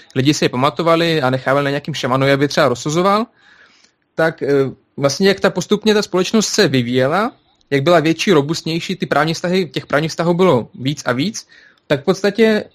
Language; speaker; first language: Czech; non-native, fluent; Russian